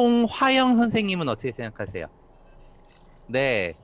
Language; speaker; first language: Korean; native; Korean